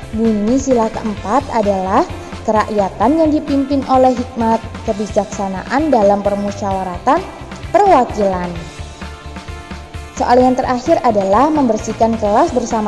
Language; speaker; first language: Indonesian; native; Indonesian